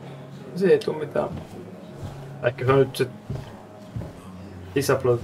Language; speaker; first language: Finnish; native; Finnish